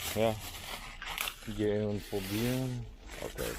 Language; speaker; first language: German; non-native, learner; Urdu